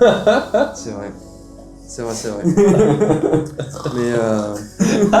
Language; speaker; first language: French; native; French